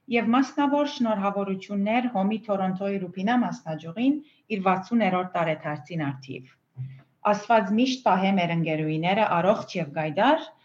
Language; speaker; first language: Armenian; early bilingual, heritage; Armenian